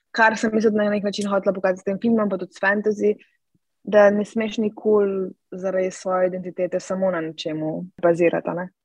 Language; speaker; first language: Slovenian; native; Slovenian